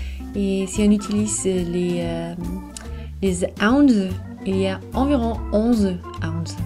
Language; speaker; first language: French; non-native, fluent; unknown